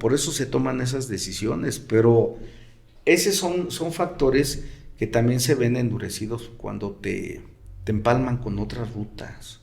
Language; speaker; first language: Spanish; native; Spanish